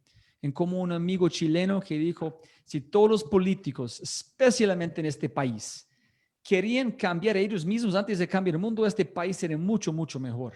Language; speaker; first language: Spanish; non-native, fluent; English